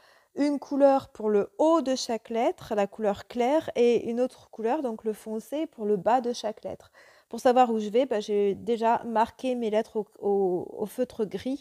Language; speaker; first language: French; native; French